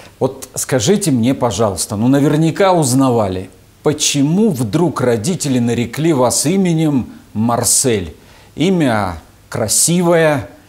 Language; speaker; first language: Russian; native; Russian